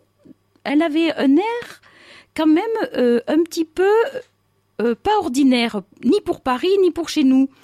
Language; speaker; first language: French; native; French